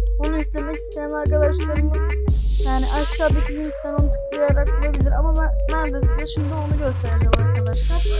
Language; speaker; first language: Turkish; native; Turkish